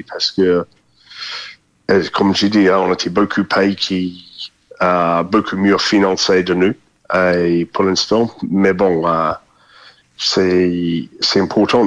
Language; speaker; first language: French; non-native, fluent; English